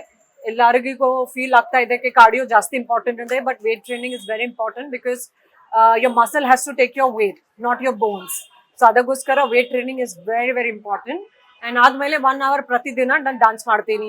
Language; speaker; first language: Kannada; non-native, learner; Hindi